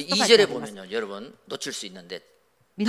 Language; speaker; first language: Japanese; non-native, fluent; Korean